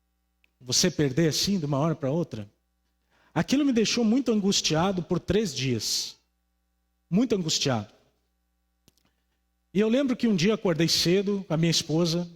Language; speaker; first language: Portuguese; native; Portuguese